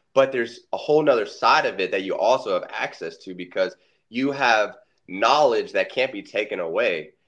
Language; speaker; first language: English; native; English